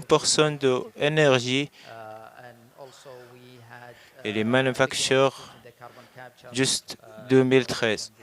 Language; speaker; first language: French; non-native, learner; Arabic